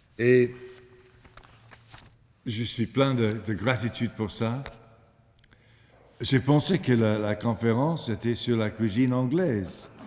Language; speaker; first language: French; non-native, fluent; English